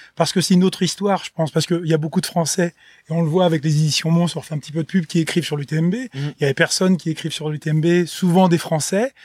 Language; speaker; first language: French; native; French